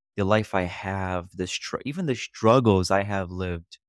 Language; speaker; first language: English; non-native, fluent; Portuguese